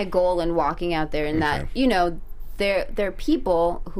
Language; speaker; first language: English; early bilingual, other home language; Spanish